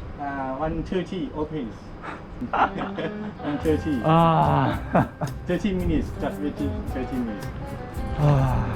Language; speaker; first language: English; non-native, learner; Lao